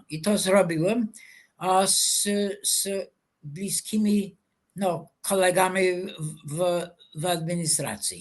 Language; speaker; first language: Polish; non-native, fluent; English